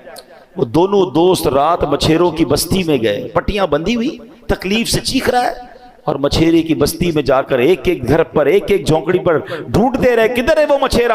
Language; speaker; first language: Urdu; native; Urdu